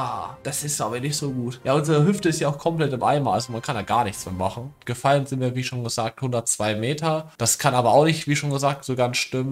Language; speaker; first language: German; native; German